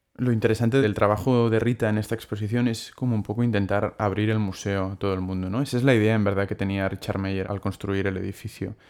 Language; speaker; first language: Spanish; non-native, local second language; Catalan